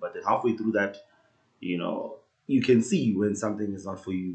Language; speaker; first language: English; non-native, local second language; Northern Sotho